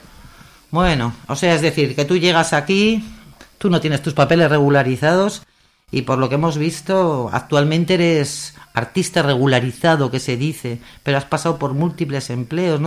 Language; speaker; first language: Spanish; native; Spanish